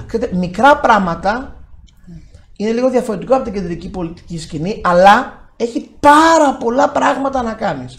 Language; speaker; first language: Greek; native; Greek